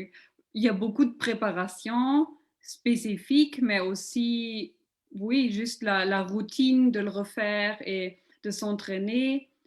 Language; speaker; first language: French; non-native, local second language; German